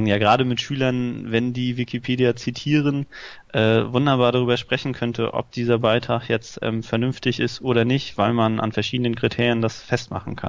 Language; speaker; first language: German; native; German